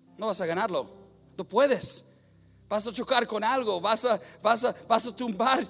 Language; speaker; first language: Spanish; non-native, fluent; English